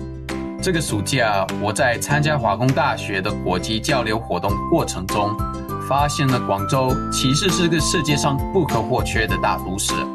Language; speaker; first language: Chinese; non-native, fluent; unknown